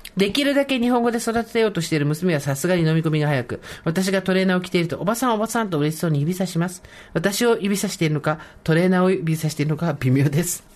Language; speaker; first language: Japanese; native; Japanese